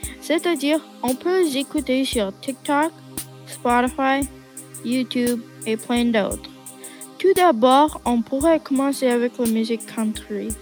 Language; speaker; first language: French; non-native, learner; English